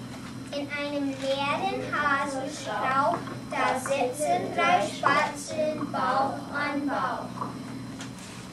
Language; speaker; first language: German; non-native, learner; English